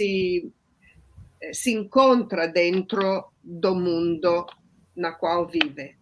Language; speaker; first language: Portuguese; non-native, fluent; Italian